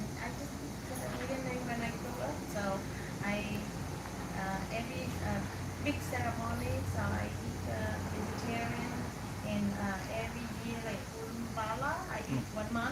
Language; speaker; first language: English; non-native, learner; Vietnamese